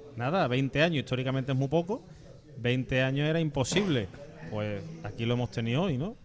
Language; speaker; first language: Spanish; native; Spanish